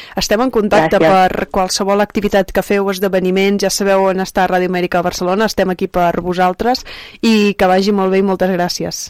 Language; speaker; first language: Catalan; native; Catalan